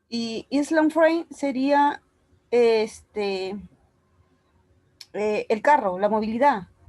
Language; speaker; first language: Spanish; native; Spanish